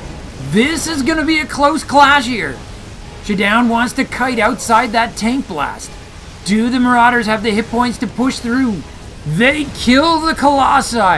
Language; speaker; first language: English; native; English